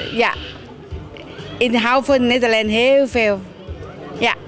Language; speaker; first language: Dutch; non-native, learner; Thai